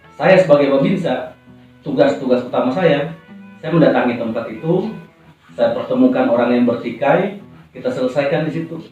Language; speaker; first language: Indonesian; native; Indonesian